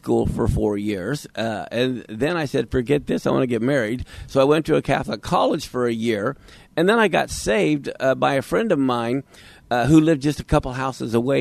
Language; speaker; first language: English; native; English